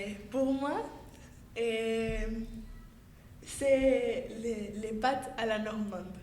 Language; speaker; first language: French; non-native, fluent; Spanish